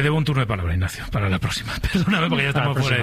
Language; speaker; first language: Spanish; native; Spanish